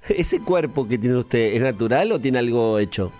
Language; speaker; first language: Spanish; native; Spanish